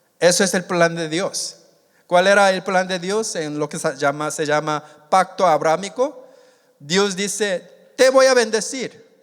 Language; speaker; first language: Spanish; non-native, fluent; Korean